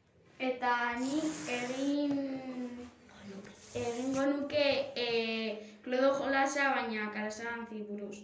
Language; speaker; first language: Basque; non-native, local second language; Spanish